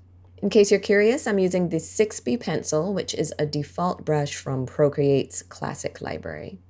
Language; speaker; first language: English; native; English